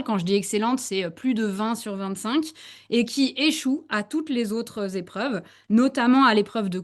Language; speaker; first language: French; native; French